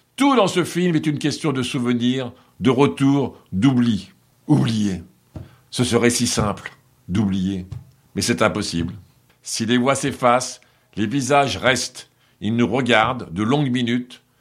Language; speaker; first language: French; non-native, fluent; Portuguese